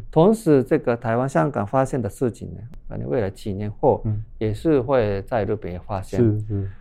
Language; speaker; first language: Chinese; non-native, fluent; Japanese